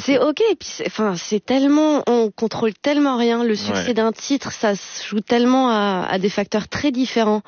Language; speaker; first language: French; native; French